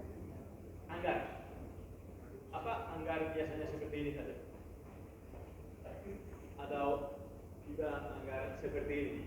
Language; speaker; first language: Indonesian; non-native, learner; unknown